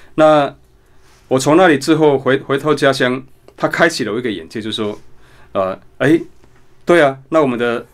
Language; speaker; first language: Chinese; non-native, local second language; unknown